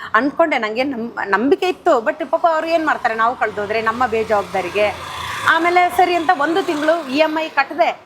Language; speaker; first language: Kannada; native; Kannada